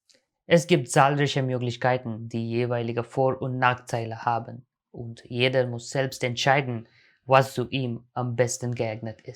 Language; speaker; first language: German; non-native, fluent; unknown